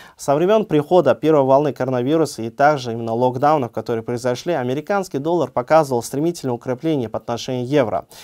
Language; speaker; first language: Russian; non-native, local second language; Uzbek